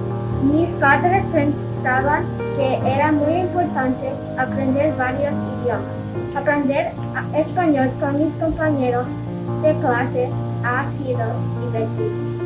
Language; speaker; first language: Spanish; non-native, learner; English